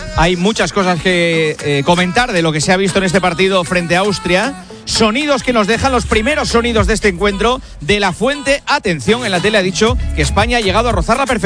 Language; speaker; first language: Spanish; native; Spanish